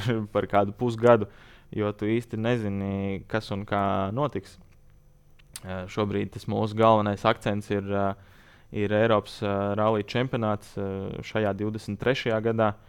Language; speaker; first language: Latvian; native; Latvian